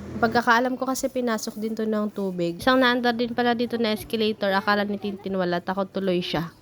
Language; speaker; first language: Filipino; non-native, local second language; Bikol